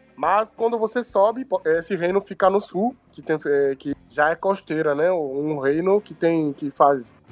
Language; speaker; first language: Portuguese; non-native, fluent; Yoruba